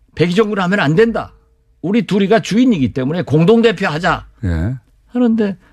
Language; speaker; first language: Korean; native; Korean